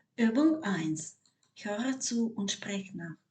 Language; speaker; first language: German; non-native, fluent; Ukrainian